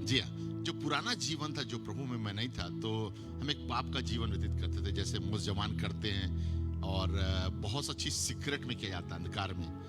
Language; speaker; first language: Hindi; native; Hindi